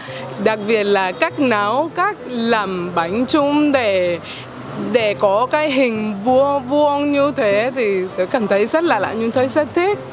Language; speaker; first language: Vietnamese; non-native, fluent; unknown